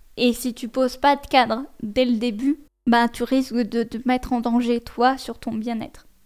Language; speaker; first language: French; native; French